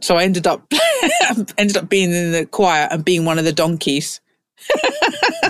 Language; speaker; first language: English; native; English